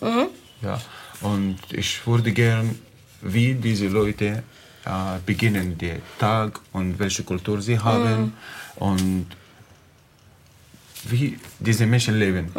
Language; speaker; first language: German; non-native, learner; Arabic